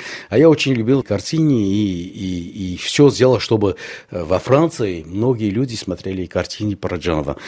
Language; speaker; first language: Russian; non-native, local second language; Armenian